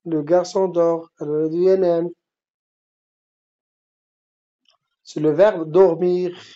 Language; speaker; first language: French; non-native, fluent; Arabic